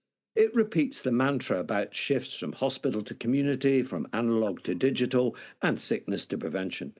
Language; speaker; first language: English; native; English